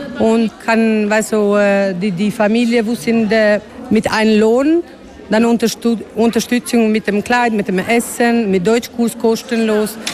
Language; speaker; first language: German; non-native, learner; Albanian